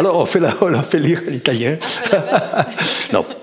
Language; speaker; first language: French; native; French